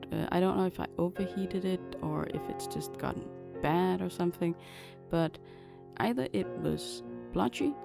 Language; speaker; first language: English; non-native, fluent; Danish